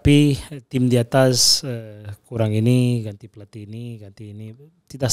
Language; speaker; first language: Indonesian; non-native, fluent; Portuguese